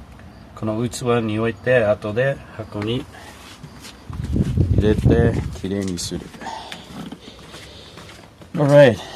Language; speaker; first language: Japanese; non-native, learner; English